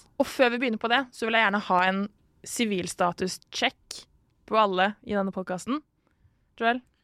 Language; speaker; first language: Norwegian; native; Norwegian